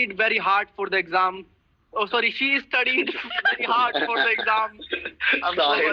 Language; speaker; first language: English; non-native, local second language; Hindi